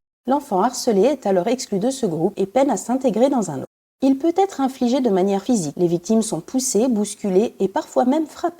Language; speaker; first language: French; native; French